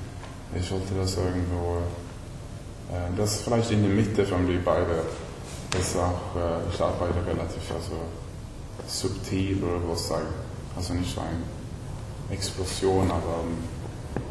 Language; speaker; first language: German; non-native, learner; Swedish